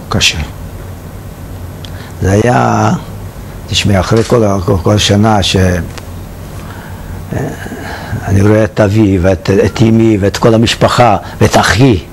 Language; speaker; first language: Hebrew; non-native, fluent; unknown